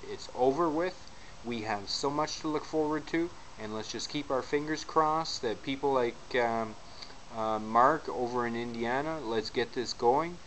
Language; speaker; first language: English; native; English